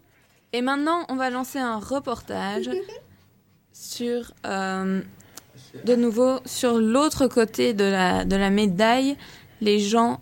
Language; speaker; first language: French; native; French